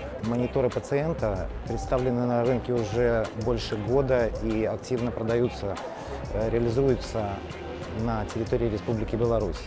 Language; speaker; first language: Russian; native; Russian